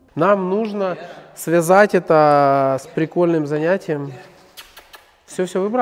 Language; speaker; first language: Russian; native; Russian